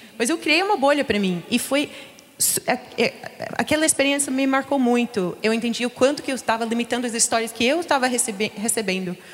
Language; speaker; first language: Portuguese; non-native, fluent; English